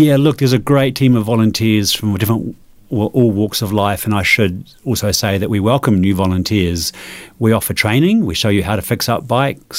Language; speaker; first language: English; native; English